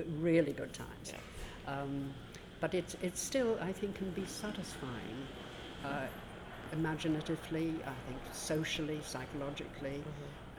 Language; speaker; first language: English; native; English